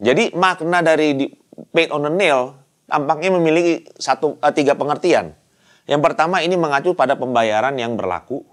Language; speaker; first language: Indonesian; native; Indonesian